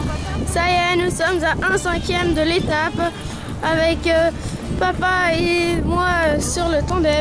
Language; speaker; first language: French; native; French